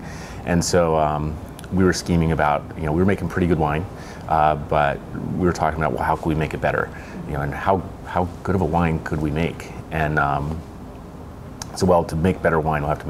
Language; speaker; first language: English; native; English